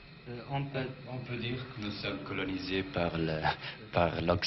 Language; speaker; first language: French; non-native, fluent; Portuguese